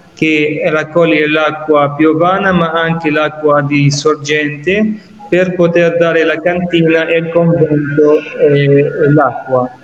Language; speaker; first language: Italian; non-native, fluent; Arabic